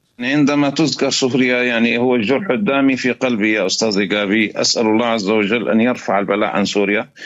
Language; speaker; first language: Arabic; native; Arabic